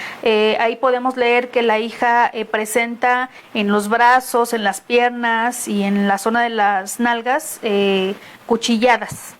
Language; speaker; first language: Spanish; native; Spanish